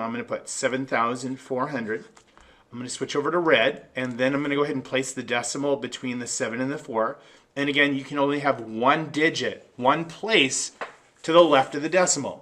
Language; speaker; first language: English; native; English